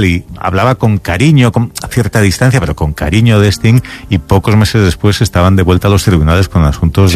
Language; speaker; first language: Spanish; native; Spanish